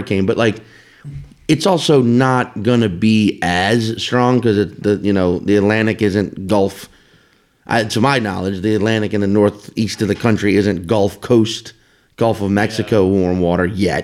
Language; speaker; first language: English; native; English